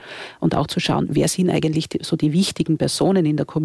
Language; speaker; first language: German; native; German